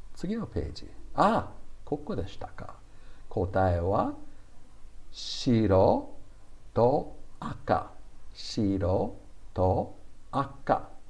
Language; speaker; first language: Japanese; non-native, fluent; English